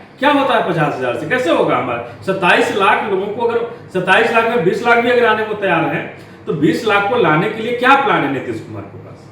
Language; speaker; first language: Hindi; native; Hindi